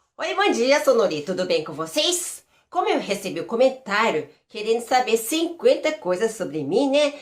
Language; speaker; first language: Portuguese; early bilingual, other home language; Japanese